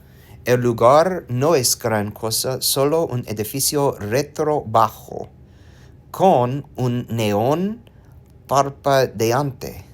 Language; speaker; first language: Spanish; non-native, learner; English